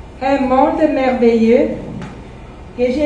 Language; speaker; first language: French; non-native, fluent; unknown